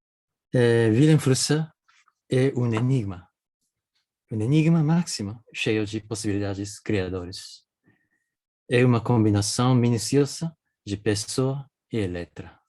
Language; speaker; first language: Portuguese; non-native, fluent; Japanese